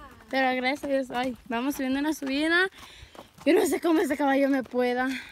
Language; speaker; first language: Spanish; early bilingual, heritage; Spanish